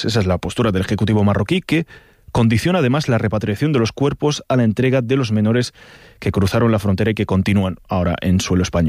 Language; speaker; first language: Spanish; native; Spanish